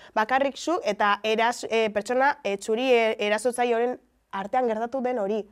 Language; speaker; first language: Basque; early bilingual, other home language; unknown